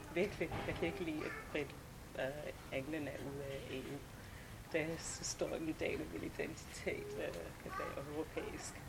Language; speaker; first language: Danish; non-native, fluent; English